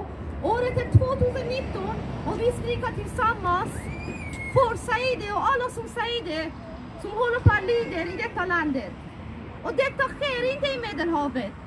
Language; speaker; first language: Swedish; non-native, fluent; Persian